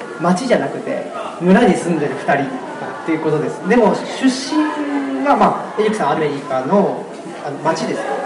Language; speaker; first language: Japanese; native; Japanese